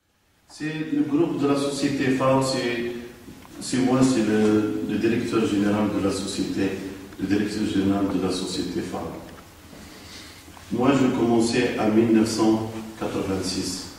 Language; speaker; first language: French; non-native, local second language; Arabic